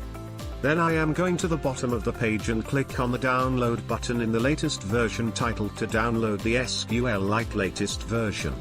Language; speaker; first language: English; non-native, fluent; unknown